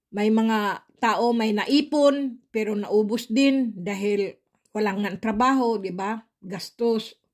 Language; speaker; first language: Filipino; native; Filipino